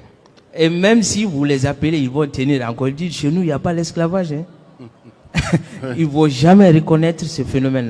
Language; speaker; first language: French; non-native, local second language; Soninke